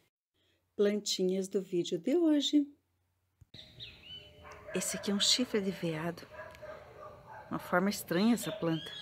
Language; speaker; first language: Portuguese; native; Portuguese